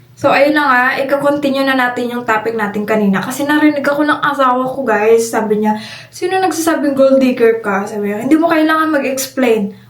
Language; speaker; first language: Filipino; native; Filipino